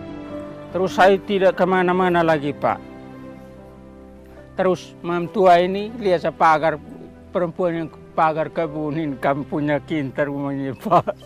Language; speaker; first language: Indonesian; non-native, local second language; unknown